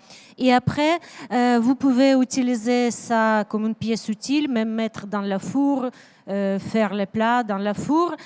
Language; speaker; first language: French; non-native, learner; Ukrainian